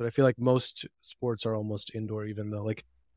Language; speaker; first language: English; native; English